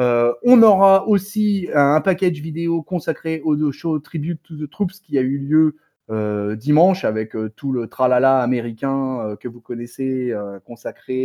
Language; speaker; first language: French; native; French